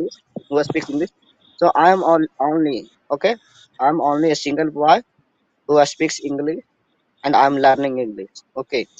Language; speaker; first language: English; non-native, learner; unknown